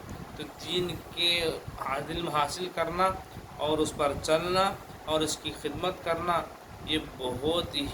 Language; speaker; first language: Urdu; native; Urdu